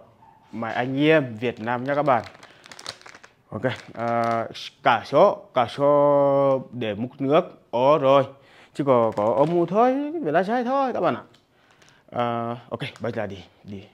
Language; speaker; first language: Vietnamese; non-native, learner; Portuguese